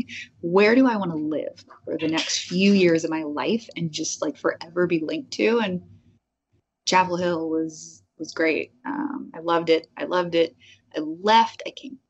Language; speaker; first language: English; native; English